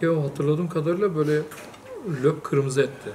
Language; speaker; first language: Turkish; native; Turkish